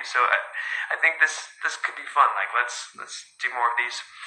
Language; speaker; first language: English; early bilingual, other home language; Spanish